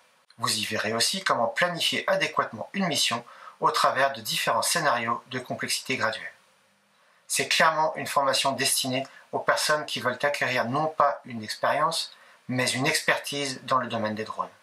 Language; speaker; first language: French; native; French